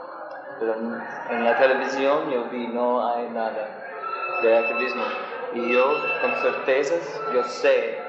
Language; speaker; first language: Spanish; non-native, learner; English